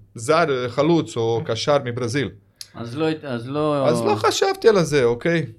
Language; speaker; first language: Hebrew; non-native, fluent; Croatian